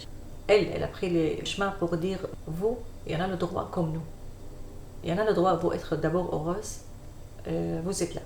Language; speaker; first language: French; non-native, learner; Arabic